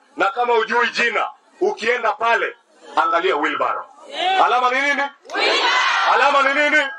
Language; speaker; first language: Swahili; native; Swahili